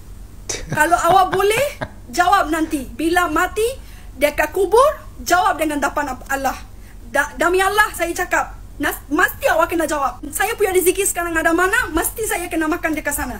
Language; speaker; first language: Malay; non-native, fluent; Bangla